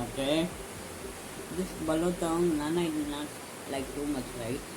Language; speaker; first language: English; non-native, local second language; Tamil